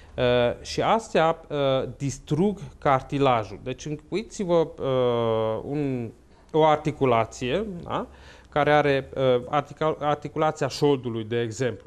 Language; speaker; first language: Romanian; native; Romanian